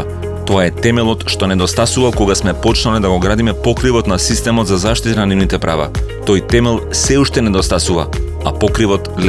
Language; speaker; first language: Macedonian; native; Macedonian